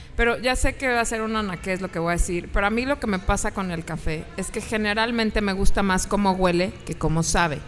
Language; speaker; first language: Spanish; native; Spanish